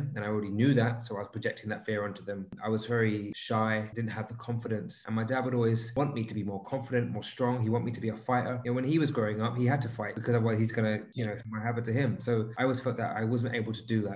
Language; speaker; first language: English; native; English